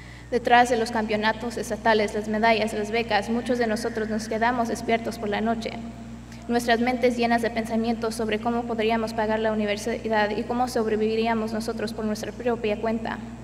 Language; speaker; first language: Spanish; early bilingual, other home language; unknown